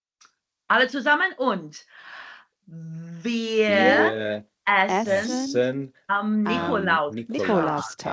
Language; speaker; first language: German; non-native, fluent; English